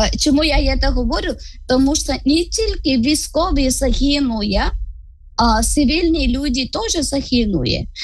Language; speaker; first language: Ukrainian; non-native, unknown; Malayalam